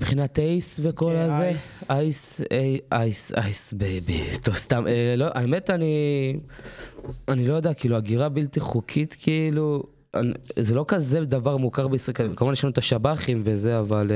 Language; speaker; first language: Hebrew; native; Hebrew